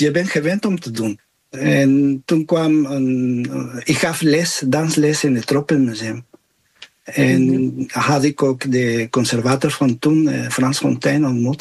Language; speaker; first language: Dutch; non-native, fluent; Spanish